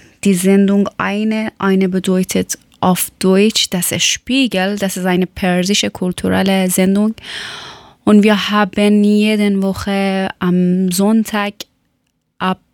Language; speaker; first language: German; non-native, learner; Persian